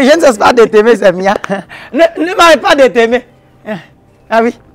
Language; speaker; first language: French; non-native, local second language; Haitian Creole